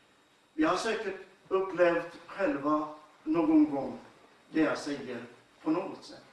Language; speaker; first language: Swedish; non-native, fluent; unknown